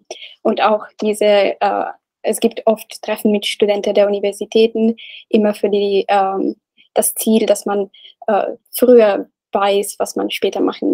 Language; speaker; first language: German; non-native, learner; Italian